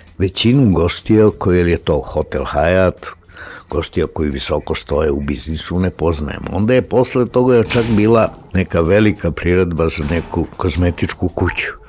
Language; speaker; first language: Serbian; native; Serbian